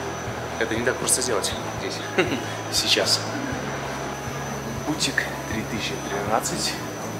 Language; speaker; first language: Russian; native; Russian